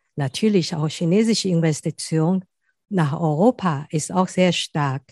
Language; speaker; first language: German; non-native, fluent; Chinese